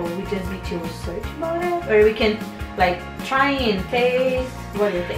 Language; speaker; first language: English; non-native, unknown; Portuguese